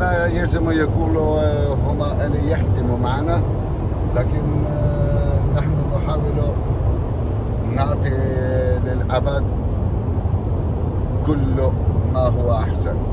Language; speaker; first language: Arabic; non-native, fluent; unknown